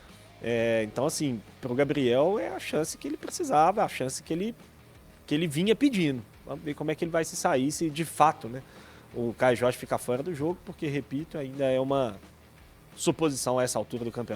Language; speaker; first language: Portuguese; native; Portuguese